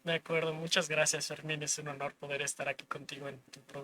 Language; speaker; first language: Spanish; native; Spanish